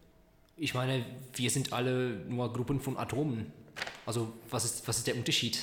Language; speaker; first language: German; non-native, learner; Czech